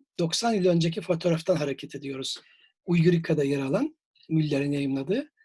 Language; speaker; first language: Turkish; native; Turkish